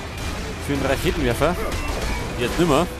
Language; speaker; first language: German; native; German